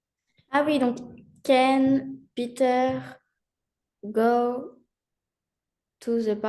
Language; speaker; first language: English; non-native, learner; French